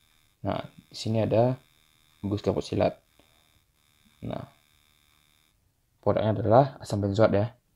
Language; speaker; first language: Indonesian; native; Indonesian